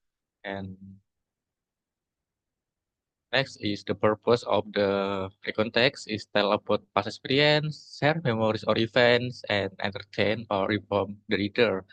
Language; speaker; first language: English; non-native, learner; Indonesian